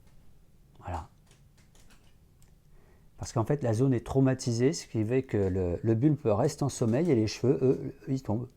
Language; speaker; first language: French; native; French